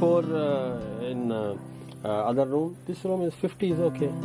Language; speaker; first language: English; non-native, learner; Hindi